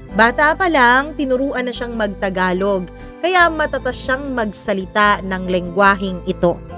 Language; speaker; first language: Filipino; non-native, local second language; Cebuano